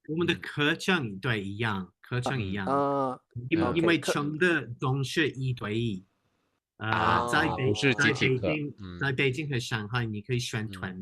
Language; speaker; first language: Chinese; non-native, fluent; English